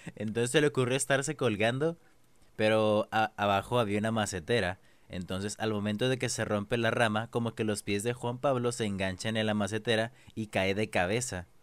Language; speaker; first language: Spanish; native; Spanish